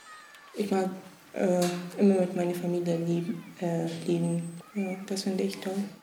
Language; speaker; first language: German; non-native, learner; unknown